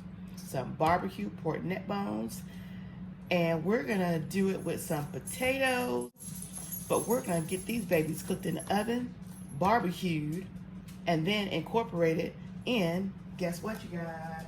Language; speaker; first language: English; native; English